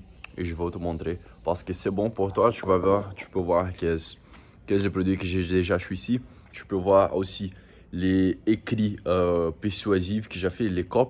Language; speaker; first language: French; non-native, learner; Portuguese